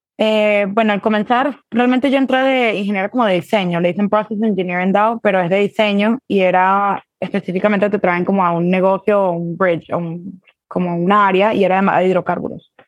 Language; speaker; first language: Spanish; early bilingual, heritage; Spanish